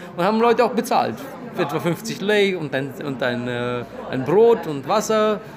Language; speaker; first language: German; non-native, fluent; Romanian